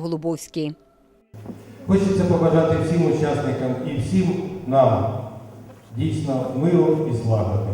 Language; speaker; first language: Ukrainian; native; Ukrainian